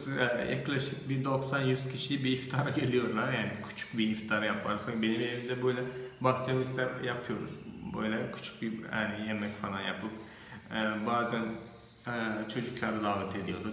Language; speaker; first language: Turkish; non-native, fluent; Malayalam